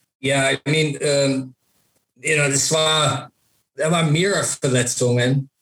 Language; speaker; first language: German; non-native, learner; English